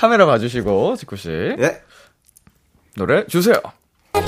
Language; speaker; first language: Korean; native; Korean